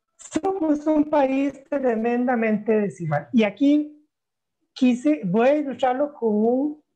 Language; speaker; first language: Spanish; native; Spanish